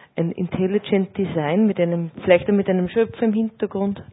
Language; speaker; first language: German; native; German